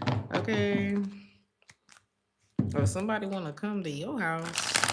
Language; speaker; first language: English; native; English